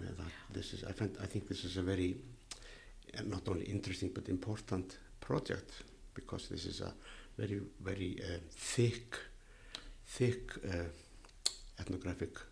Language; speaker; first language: English; non-native, fluent; Icelandic